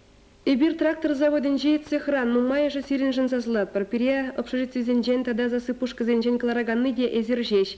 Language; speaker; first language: Russian; native; Russian